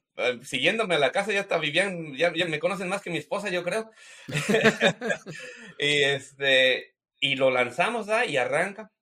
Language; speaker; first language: Spanish; native; Spanish